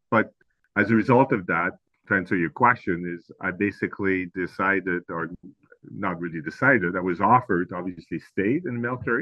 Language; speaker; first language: English; non-native, fluent; French